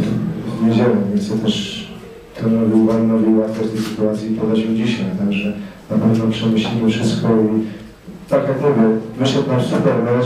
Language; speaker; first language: Polish; native; Polish